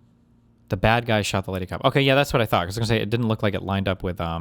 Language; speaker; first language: English; native; English